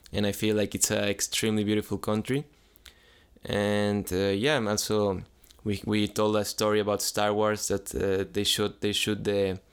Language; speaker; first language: English; non-native, fluent; Spanish